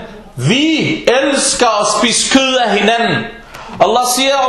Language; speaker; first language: Danish; early bilingual, other home language; Arabic